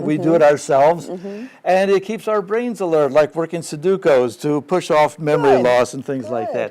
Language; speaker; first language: English; native; English